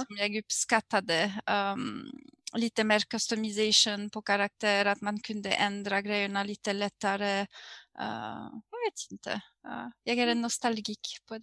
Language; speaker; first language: Swedish; non-native, fluent; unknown